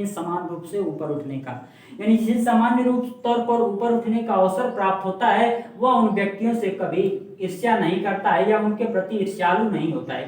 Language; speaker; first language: Hindi; native; Hindi